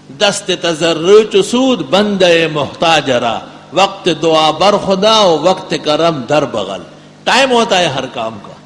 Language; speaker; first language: Urdu; non-native, local second language; Pashto